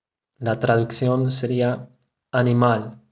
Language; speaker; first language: Spanish; non-native, fluent; Dutch